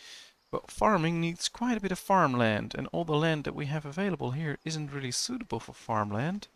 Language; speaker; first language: English; non-native, fluent; Dutch